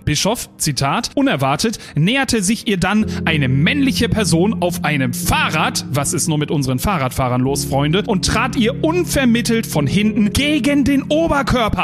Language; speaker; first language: German; native; German